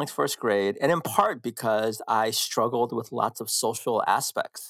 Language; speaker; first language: English; early bilingual, other home language; Korean